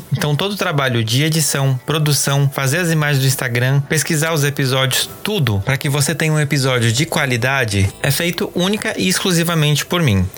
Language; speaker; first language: Portuguese; native; Portuguese